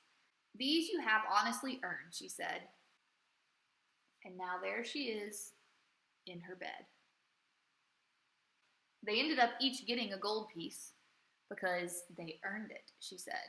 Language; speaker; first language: English; native; English